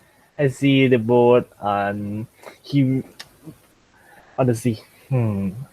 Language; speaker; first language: English; non-native, learner; Thai